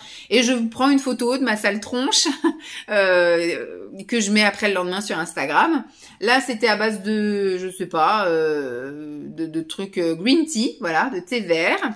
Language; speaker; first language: French; native; French